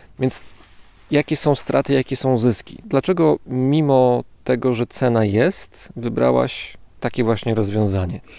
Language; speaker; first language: Polish; native; Polish